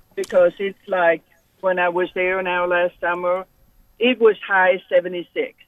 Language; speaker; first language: English; non-native, fluent; Swedish